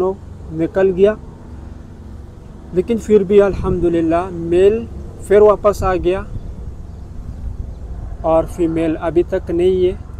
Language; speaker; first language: Hindi; non-native, fluent; Pashto